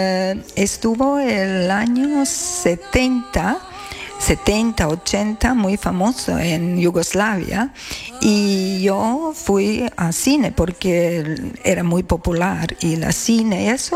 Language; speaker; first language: Spanish; non-native, learner; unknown